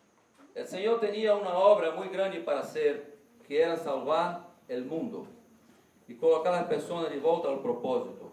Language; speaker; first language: Spanish; non-native, learner; Portuguese